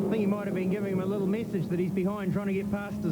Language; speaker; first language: English; native; English